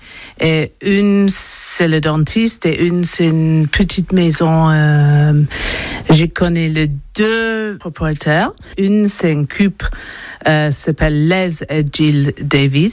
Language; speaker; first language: French; non-native, learner; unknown